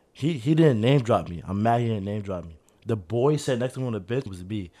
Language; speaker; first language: English; native; English